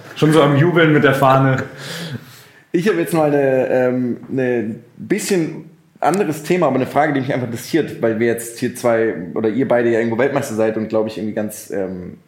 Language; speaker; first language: German; native; German